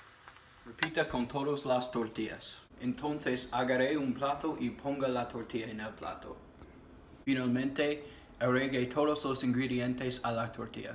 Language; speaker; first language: Spanish; non-native, learner; English